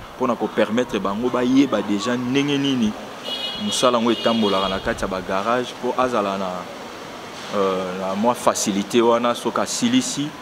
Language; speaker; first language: Lingala; native; Lingala